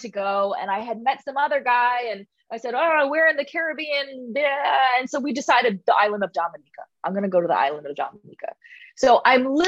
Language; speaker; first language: English; native; English